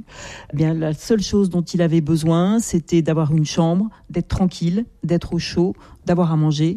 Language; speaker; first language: French; native; French